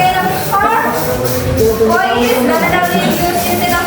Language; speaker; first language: English; non-native, learner; Indonesian